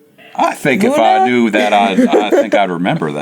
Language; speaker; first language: English; native; English